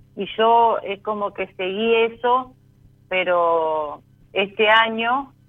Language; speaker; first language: Spanish; native; Spanish